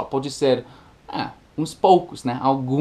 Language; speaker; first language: Portuguese; non-native, fluent; English